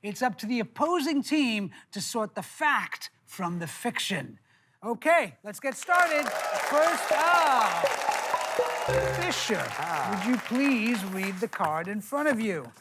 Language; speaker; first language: English; native; English